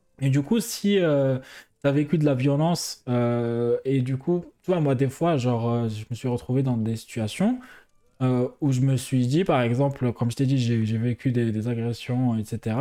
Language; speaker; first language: French; non-native, local second language; Arabic